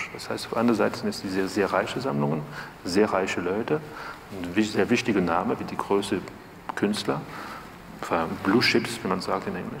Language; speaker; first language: German; non-native, fluent; French